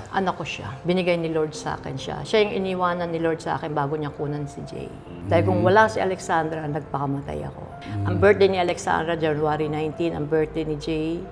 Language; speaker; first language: Filipino; native; Filipino